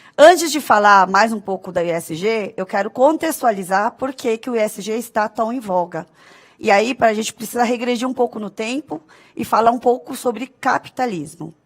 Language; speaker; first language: Portuguese; early bilingual, other home language; Korean